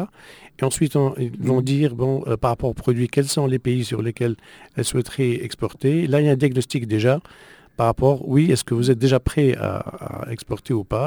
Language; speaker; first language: French; non-native, local second language; Arabic